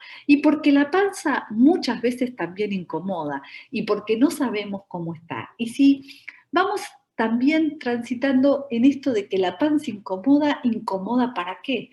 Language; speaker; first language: Spanish; native; Spanish